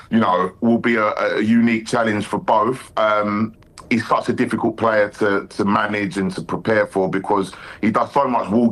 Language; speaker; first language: English; native; English